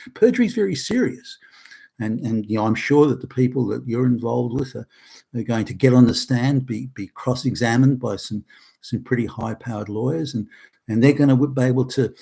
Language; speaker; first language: English; native; English